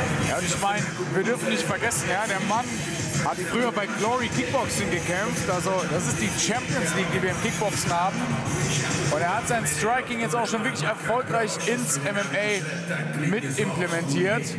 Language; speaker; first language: German; native; German